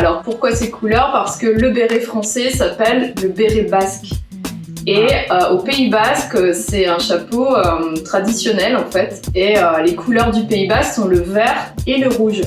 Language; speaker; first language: French; native; French